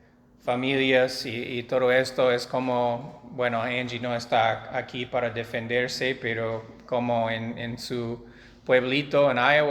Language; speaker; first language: Spanish; non-native, fluent; English